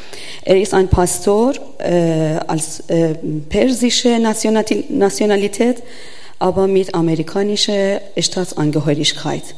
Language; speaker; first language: German; non-native, learner; Persian